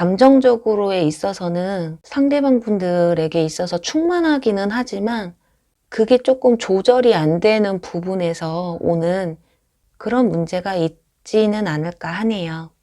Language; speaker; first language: Korean; native; Korean